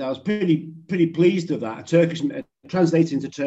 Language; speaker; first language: English; native; English